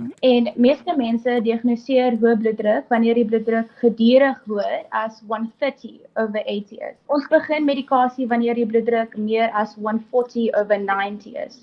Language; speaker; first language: Afrikaans; non-native, local second language; English